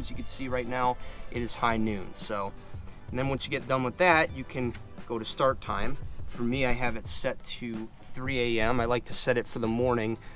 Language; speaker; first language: English; native; English